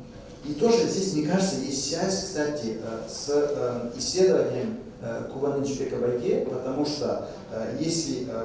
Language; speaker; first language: Russian; non-native, fluent; French